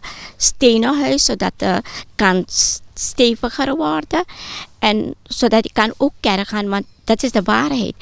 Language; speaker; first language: Dutch; non-native, local second language; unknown